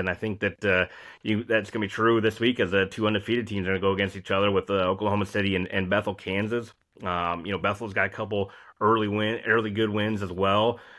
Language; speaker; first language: English; native; English